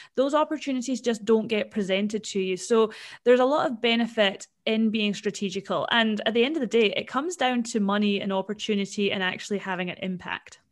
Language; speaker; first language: English; native; English